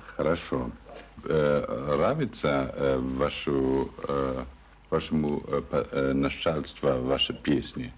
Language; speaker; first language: Russian; non-native, learner; German